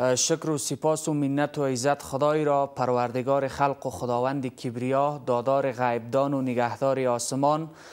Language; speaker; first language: Persian; non-native, local second language; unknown